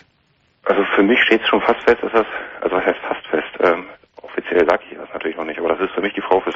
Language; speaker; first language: German; native; German